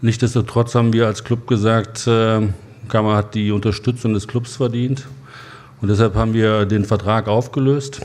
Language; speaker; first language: German; native; German